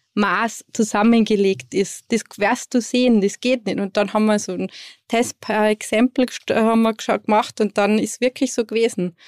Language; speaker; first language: German; native; German